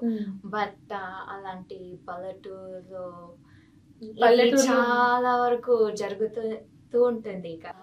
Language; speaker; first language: Telugu; non-native, fluent; English